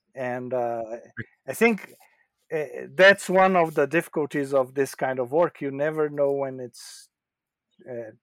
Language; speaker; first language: English; non-native, fluent; Portuguese